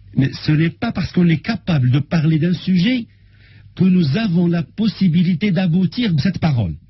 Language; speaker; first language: French; non-native, local second language; Arabic